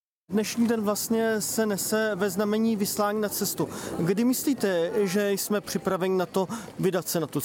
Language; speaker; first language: Czech; native; Czech